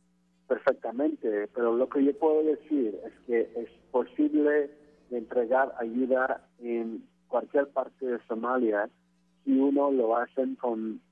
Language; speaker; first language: Spanish; non-native, fluent; French